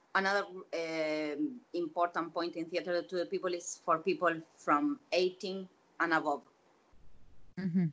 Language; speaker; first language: English; non-native, fluent; Spanish